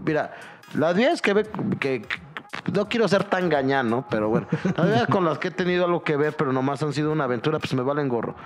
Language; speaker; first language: Spanish; native; Spanish